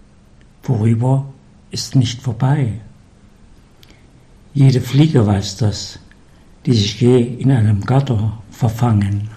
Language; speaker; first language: German; native; German